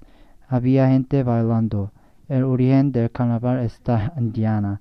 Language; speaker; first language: Spanish; non-native, learner; English